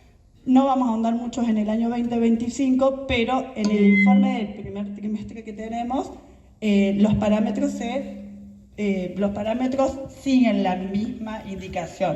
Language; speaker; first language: Spanish; native; Spanish